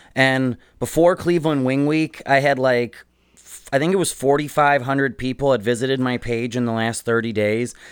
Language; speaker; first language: English; native; English